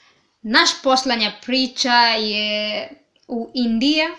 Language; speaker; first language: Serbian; non-native, learner; English